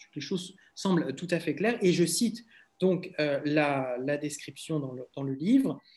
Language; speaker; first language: French; native; French